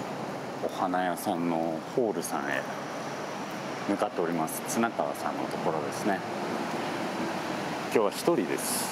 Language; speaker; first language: Japanese; native; Japanese